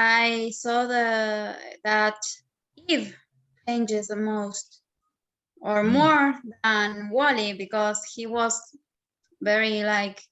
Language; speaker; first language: English; non-native, learner; Spanish